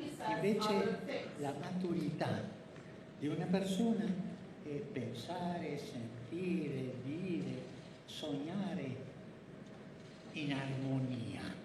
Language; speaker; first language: Italian; non-native, fluent; Spanish